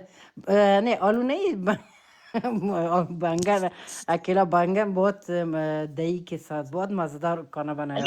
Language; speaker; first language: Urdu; non-native, fluent; Persian